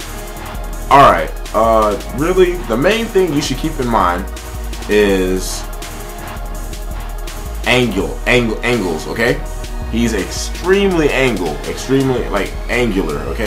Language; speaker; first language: English; native; English